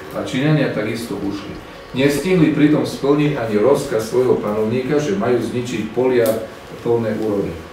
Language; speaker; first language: Slovak; native; Slovak